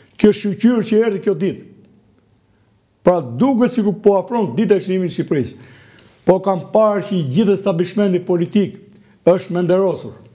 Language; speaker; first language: Albanian; native; Albanian